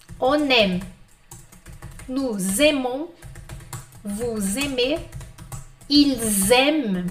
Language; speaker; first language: French; non-native, fluent; Portuguese